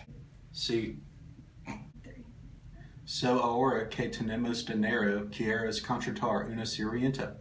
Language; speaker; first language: Spanish; non-native, learner; English